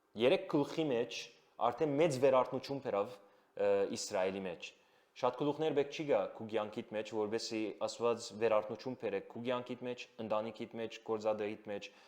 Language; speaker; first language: Armenian; early bilingual, heritage; Armenian